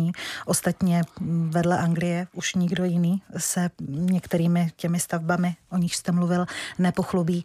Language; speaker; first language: Czech; native; Czech